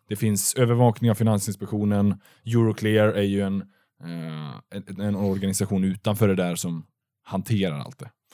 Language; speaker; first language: Swedish; native; Swedish